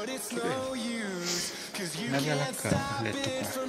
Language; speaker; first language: Italian; non-native, learner; Portuguese